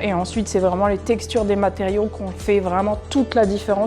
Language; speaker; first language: French; native; French